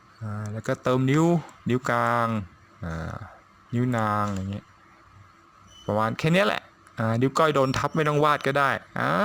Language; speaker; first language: Thai; native; Thai